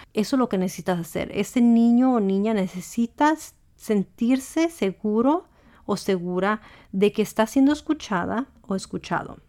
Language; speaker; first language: Spanish; early bilingual, heritage; Spanish